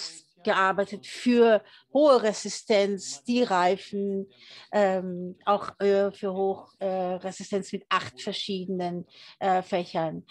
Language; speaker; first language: German; early bilingual, heritage; German